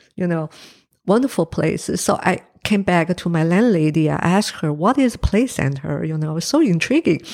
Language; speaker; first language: English; non-native, fluent; Chinese